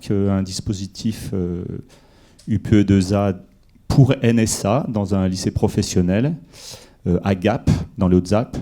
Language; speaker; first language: French; native; French